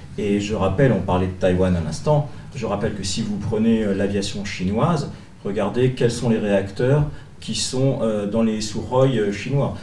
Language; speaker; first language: French; native; French